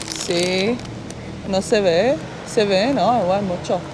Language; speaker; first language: Spanish; non-native, fluent; Bosnian